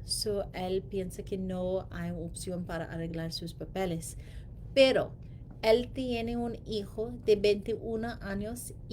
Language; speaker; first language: Spanish; non-native, learner; English